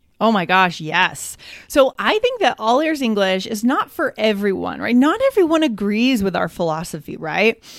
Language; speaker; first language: English; native; English